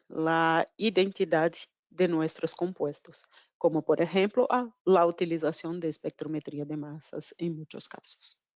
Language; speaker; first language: Spanish; non-native, fluent; Portuguese